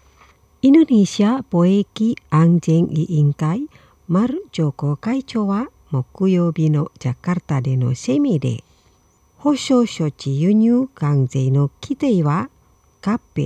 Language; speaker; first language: Japanese; non-native, fluent; Indonesian